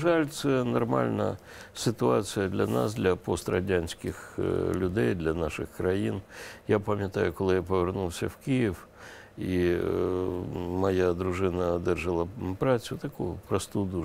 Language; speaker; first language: Ukrainian; non-native, local second language; Russian